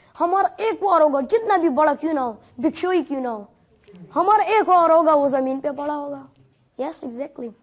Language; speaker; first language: Urdu; non-native, local second language; Pashto